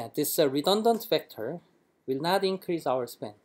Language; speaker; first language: English; non-native, fluent; Korean